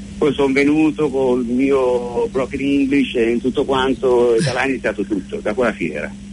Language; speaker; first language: Italian; native; Italian